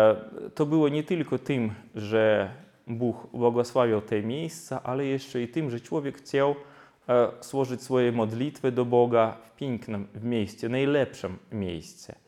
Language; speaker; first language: Polish; non-native, fluent; Ukrainian